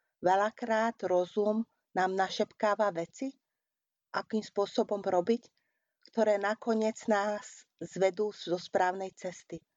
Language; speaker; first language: Slovak; non-native, local second language; Hungarian